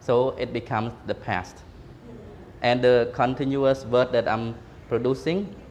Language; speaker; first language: English; non-native, fluent; Khmer